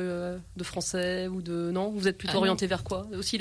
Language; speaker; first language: French; native; French